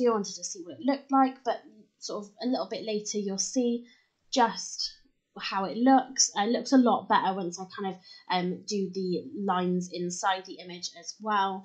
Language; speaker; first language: English; native; English